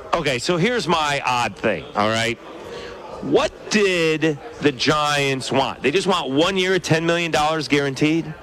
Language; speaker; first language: English; native; English